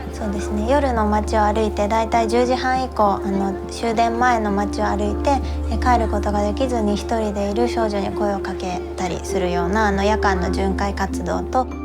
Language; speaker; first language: Japanese; native; Japanese